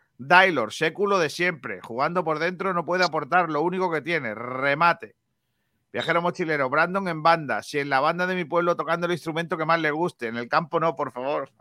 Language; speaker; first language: Spanish; native; Spanish